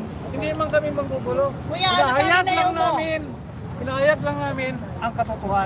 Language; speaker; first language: Filipino; native; Filipino